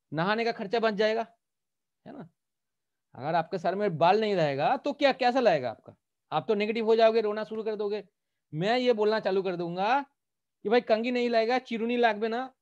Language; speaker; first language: Hindi; non-native, local second language; Bangla